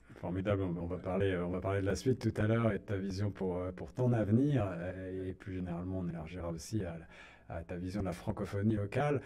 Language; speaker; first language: French; native; French